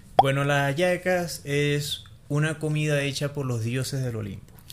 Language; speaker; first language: Spanish; native; Spanish